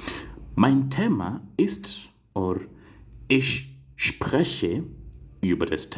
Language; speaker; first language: German; non-native, fluent; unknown